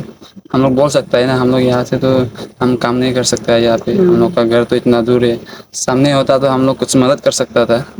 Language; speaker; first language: Hindi; non-native, local second language; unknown